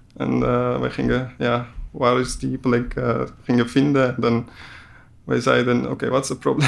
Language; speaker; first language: Dutch; non-native, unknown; Persian